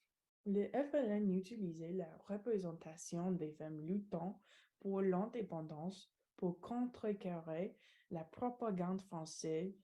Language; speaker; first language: French; non-native, learner; English